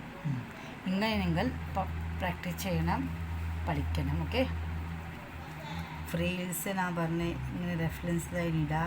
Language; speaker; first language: Malayalam; non-native, fluent; Hindi